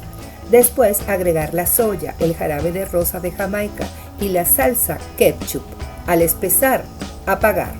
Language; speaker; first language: Spanish; native; Spanish